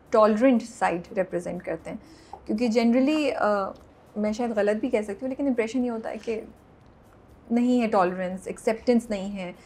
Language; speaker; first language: Urdu; native; Urdu